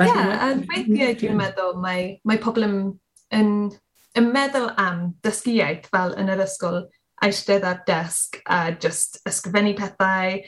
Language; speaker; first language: Welsh; non-native, learner; English